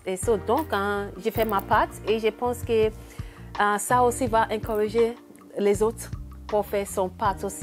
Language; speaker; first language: French; non-native, learner; English